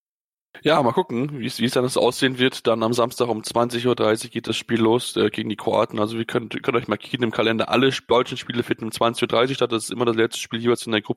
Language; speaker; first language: German; native; German